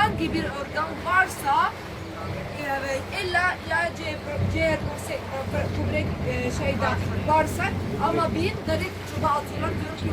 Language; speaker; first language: Turkish; non-native, learner; Arabic